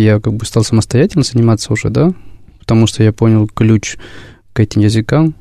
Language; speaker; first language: Russian; non-native, fluent; Spanish